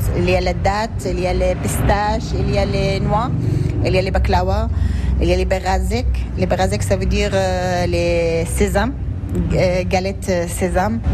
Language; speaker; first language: French; non-native, learner; Arabic